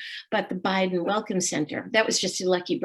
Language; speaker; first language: English; native; English